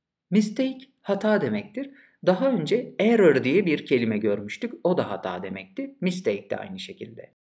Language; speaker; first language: Turkish; native; Turkish